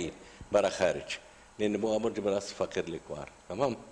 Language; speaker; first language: Turkish; non-native, learner; Arabic